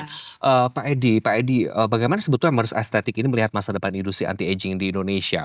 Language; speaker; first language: Indonesian; native; Indonesian